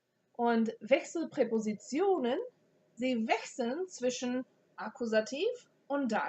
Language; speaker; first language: German; non-native, fluent; English